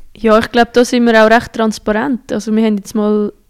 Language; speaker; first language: German; native; German